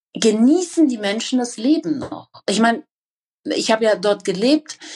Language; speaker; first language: German; native; German